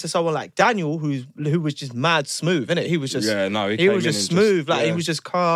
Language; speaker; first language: English; native; English